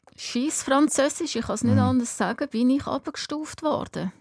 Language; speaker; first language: German; native; German